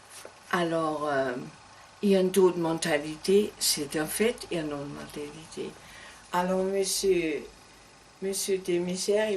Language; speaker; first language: French; non-native, learner; German